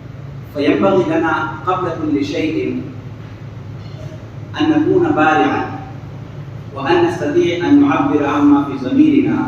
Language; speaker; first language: Arabic; non-native, fluent; Urdu